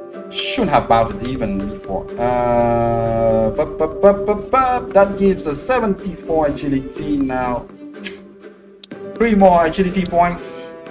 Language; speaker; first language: English; non-native, fluent; French